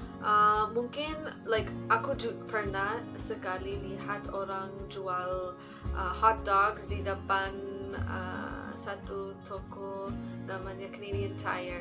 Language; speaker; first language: Indonesian; non-native, fluent; English